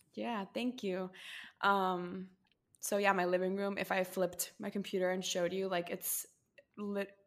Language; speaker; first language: English; non-native, fluent; Spanish